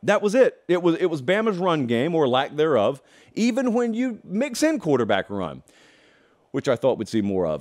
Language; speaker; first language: English; native; English